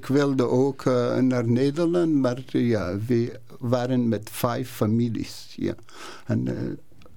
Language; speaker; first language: Dutch; non-native, learner; Persian